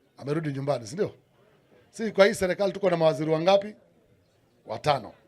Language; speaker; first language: Swahili; native; Swahili